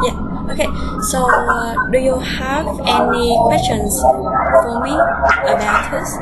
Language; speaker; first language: English; non-native, fluent; Vietnamese